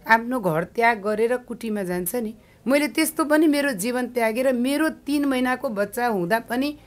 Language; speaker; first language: Nepali; non-native, local second language; Maithili